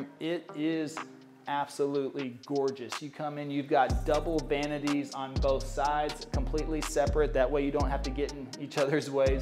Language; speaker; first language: English; native; English